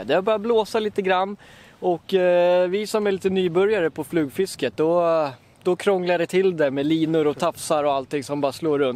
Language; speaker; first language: Swedish; native; Swedish